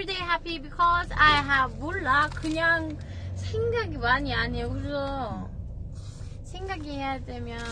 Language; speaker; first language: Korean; non-native, learner; Swedish